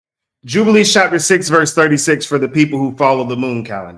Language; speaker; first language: English; native; English